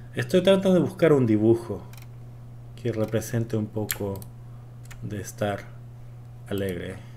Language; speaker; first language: Spanish; early bilingual, other home language; Korean